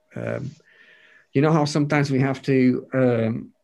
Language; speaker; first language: English; non-native, fluent; Romanian